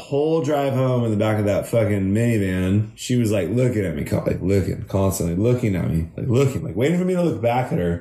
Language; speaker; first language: English; native; English